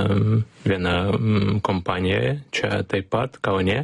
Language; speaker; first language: Lithuanian; non-native, learner; Ukrainian